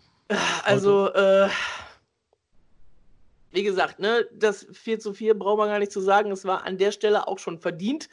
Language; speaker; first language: German; native; German